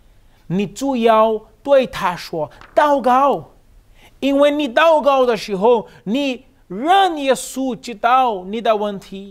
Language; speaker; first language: Chinese; non-native, learner; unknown